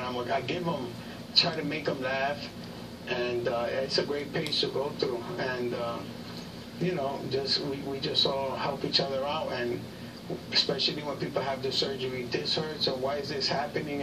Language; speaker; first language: English; early bilingual, other home language; Spanish